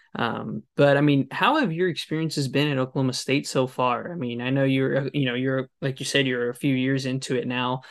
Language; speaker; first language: English; native; English